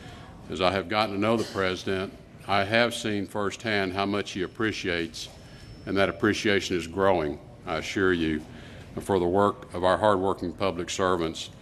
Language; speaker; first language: English; native; English